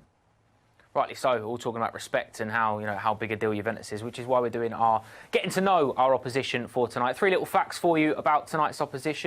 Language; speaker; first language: English; native; English